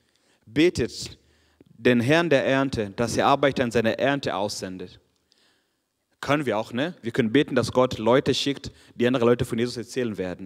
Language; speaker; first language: German; non-native, fluent; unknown